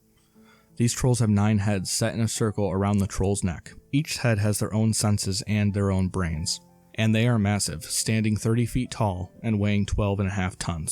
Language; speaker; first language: English; native; English